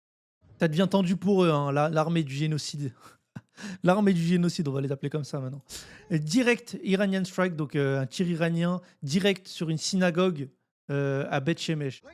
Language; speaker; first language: French; native; French